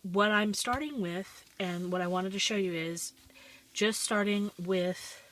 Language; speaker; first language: English; native; English